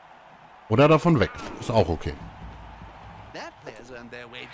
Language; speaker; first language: German; native; German